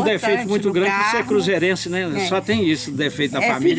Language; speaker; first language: Portuguese; native; Portuguese